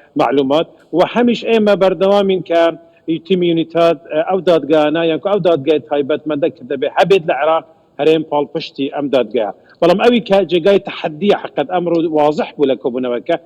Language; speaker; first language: Central Kurdish; non-native, local second language; Kurdish